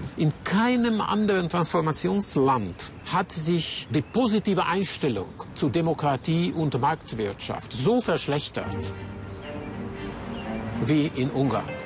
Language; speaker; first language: German; non-native, fluent; Hungarian